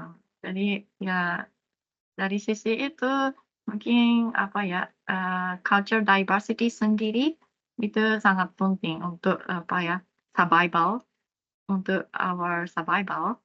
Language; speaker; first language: Indonesian; non-native, fluent; Japanese